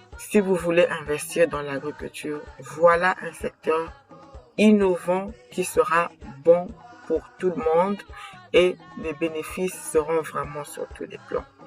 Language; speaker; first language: French; non-native, local second language; Kongo